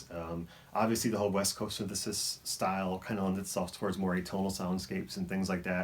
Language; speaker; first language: English; native; English